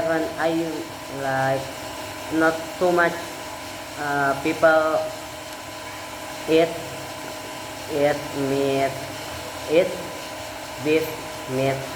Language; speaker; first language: English; non-native, learner; Indonesian